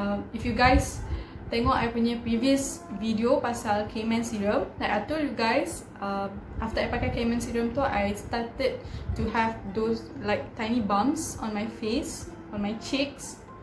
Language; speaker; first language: English; non-native, local second language; Malay